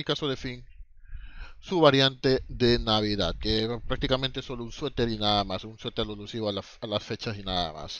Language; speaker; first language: Spanish; native; Spanish